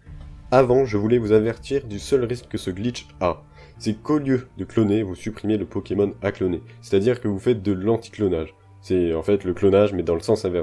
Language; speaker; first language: French; native; French